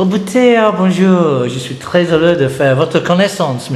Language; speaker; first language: French; non-native, learner; English